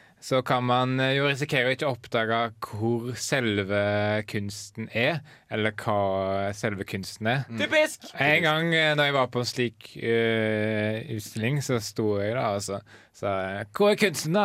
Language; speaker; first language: Norwegian; native; Norwegian